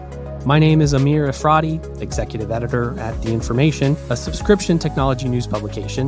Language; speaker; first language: English; native; English